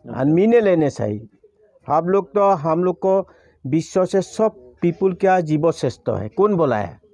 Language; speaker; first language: Hindi; non-native, local second language; Assamese